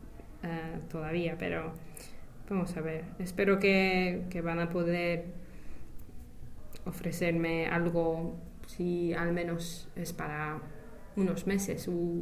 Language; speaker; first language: Spanish; non-native, fluent; English